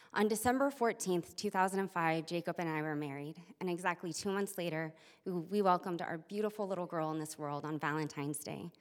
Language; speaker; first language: English; native; English